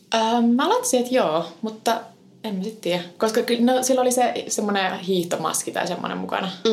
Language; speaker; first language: Finnish; native; Finnish